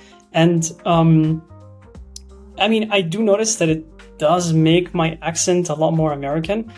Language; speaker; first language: English; non-native, fluent; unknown